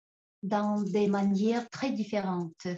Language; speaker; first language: French; non-native, fluent; Tuvinian